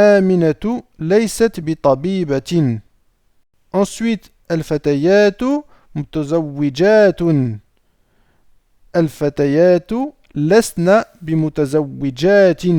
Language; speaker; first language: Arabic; non-native, fluent; French